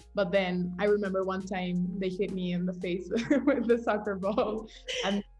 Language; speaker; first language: English; early bilingual, other home language; Spanish